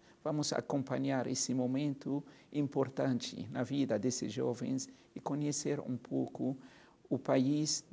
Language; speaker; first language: Portuguese; non-native, fluent; Arabic